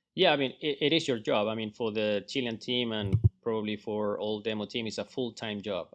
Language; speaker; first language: English; non-native, fluent; Spanish